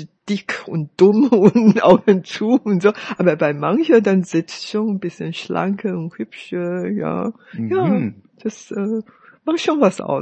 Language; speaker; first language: German; non-native, fluent; Chinese